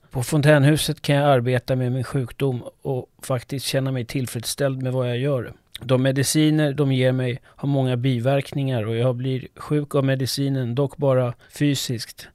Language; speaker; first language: Swedish; non-native, fluent; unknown